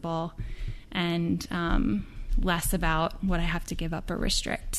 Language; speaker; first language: English; native; English